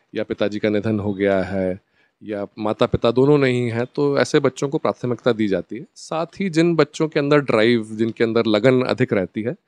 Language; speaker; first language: Hindi; native; Hindi